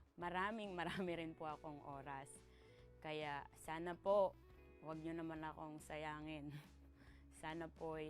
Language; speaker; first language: Filipino; native; Filipino